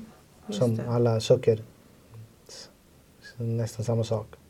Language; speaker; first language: Swedish; non-native, fluent; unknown